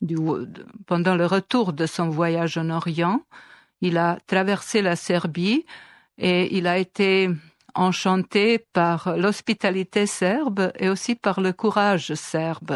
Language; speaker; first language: French; non-native, fluent; Serbian